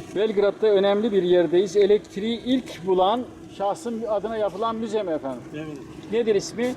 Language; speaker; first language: Turkish; native; Turkish